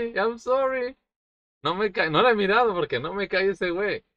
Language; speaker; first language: Spanish; native; Spanish